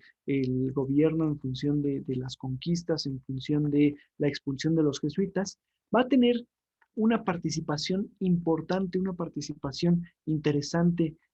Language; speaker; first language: Spanish; native; Spanish